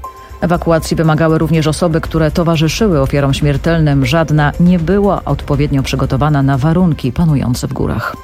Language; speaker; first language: Polish; native; Polish